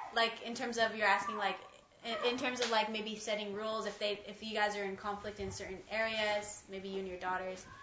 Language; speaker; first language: English; early bilingual, other home language; Chinese